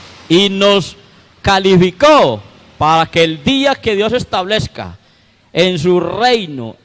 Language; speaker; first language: Spanish; native; Spanish